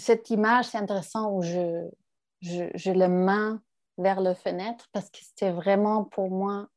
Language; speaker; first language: French; non-native, fluent; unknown